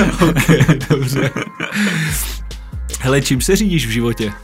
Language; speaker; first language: Czech; native; Czech